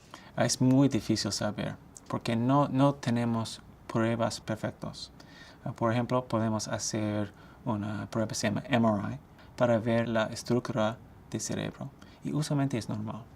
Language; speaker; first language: Spanish; non-native, fluent; English